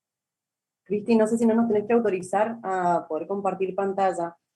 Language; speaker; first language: Spanish; native; Spanish